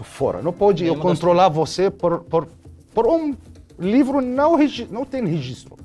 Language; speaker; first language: Portuguese; non-native, learner; Arabic